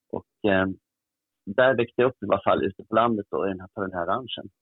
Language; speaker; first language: Swedish; early bilingual, other home language; Portuguese